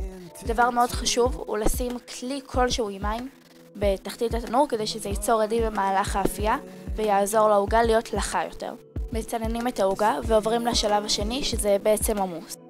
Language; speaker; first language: Hebrew; native; Hebrew